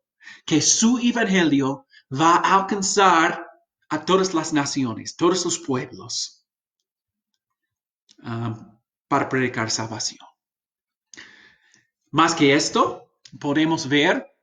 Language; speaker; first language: Spanish; non-native, fluent; English